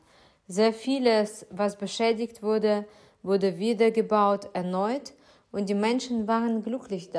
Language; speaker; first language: German; non-native, fluent; Ukrainian